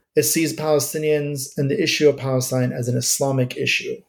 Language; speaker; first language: English; early bilingual, other home language; Persian